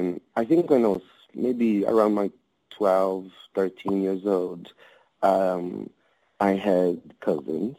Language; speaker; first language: English; non-native, fluent; Portuguese